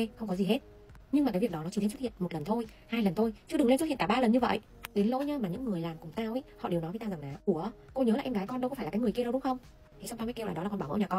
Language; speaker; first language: Vietnamese; native; Vietnamese